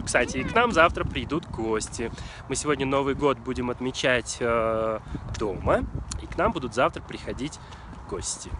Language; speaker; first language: Russian; native; Russian